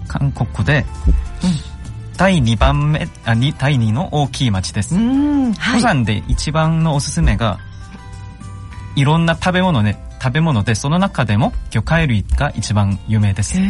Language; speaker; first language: Japanese; non-native, learner; Korean